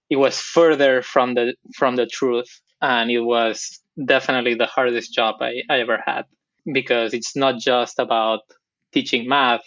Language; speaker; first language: English; non-native, fluent; Spanish